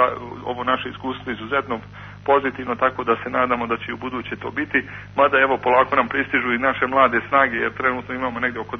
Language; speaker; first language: Croatian; native; Croatian